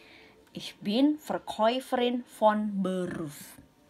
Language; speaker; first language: German; non-native, learner; Indonesian